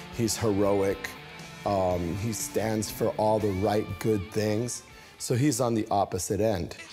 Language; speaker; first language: English; native; English